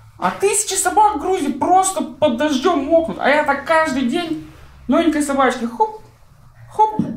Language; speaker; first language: Russian; native; Russian